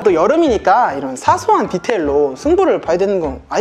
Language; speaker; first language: Korean; native; Korean